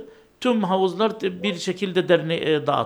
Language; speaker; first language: Turkish; non-native, learner; Arabic